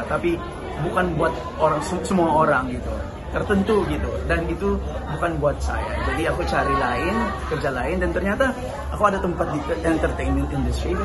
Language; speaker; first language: Indonesian; non-native, fluent; Filipino